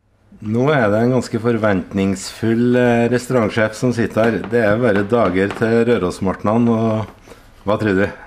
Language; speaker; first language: Norwegian; native; Norwegian